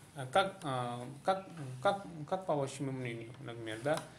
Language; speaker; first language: Russian; non-native, fluent; Indonesian